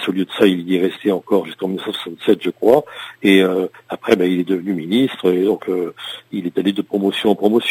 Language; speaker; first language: French; native; French